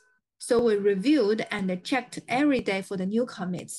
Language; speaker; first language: English; non-native, fluent; Chinese